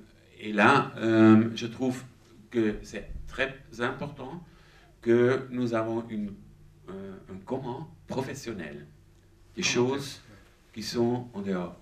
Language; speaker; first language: French; non-native, learner; German